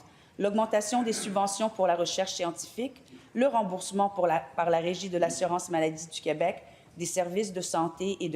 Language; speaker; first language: French; native; French